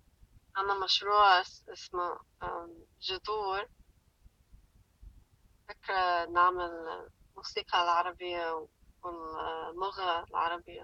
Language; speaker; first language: Arabic; early bilingual, heritage; English